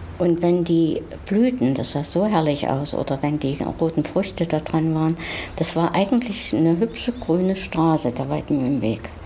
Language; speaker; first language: German; native; German